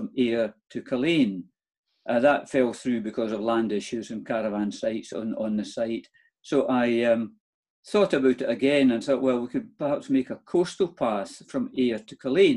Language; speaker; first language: English; native; English